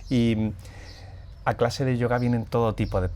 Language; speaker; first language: Spanish; native; Spanish